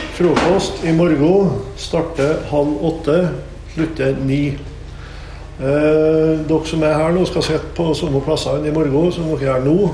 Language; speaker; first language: Norwegian; native; Norwegian